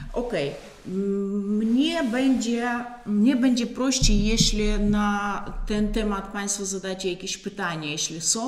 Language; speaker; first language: Polish; non-native, fluent; Russian